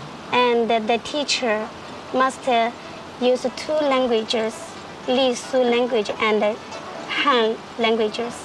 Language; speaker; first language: English; non-native, fluent; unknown